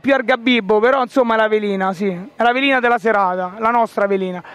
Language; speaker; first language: Italian; native; Italian